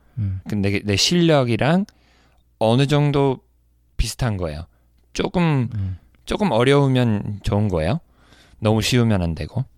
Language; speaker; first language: Korean; non-native, fluent; English